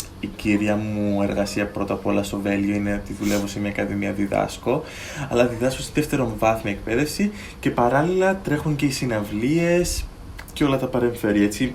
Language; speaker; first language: Greek; native; Greek